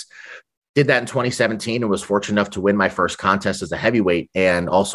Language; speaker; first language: English; native; English